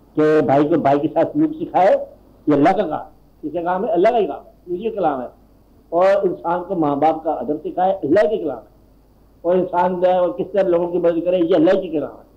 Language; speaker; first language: Urdu; non-native, local second language; Punjabi